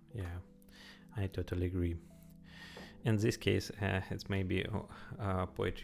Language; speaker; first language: English; non-native, learner; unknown